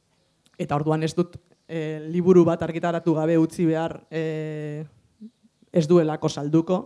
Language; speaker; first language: Basque; native; Basque